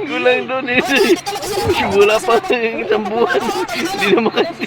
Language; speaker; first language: Filipino; non-native, local second language; Cebuano